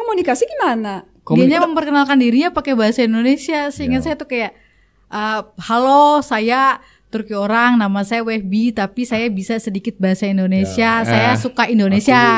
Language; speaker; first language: Indonesian; native; Indonesian